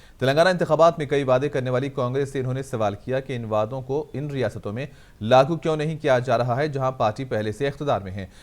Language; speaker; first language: Hindi; non-native, local second language; Urdu